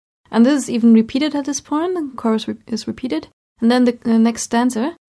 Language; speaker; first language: English; non-native, fluent; German